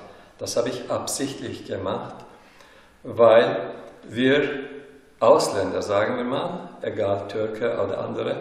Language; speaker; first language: German; non-native, fluent; Turkish